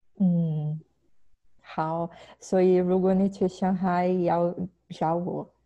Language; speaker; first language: Chinese; non-native, fluent; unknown